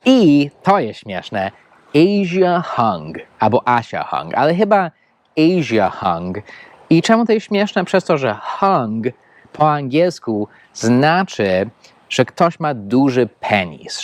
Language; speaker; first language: Polish; non-native, fluent; English